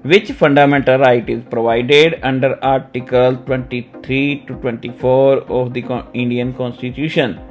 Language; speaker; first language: English; non-native, local second language; Punjabi